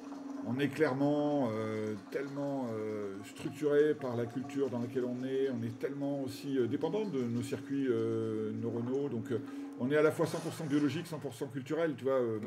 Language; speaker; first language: French; native; French